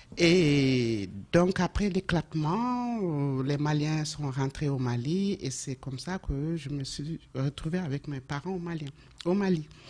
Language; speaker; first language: French; non-native, local second language; Bambara